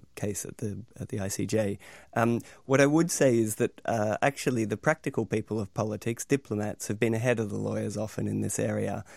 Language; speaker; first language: English; native; English